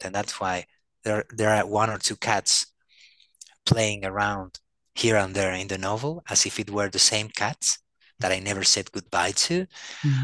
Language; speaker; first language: English; non-native, fluent; Spanish